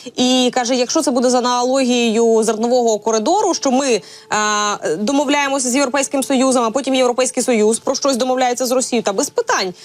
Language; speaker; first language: Ukrainian; native; Ukrainian